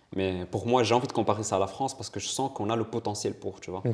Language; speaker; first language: French; early bilingual, other home language; Italian